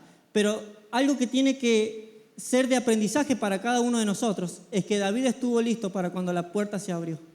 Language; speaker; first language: Spanish; native; Spanish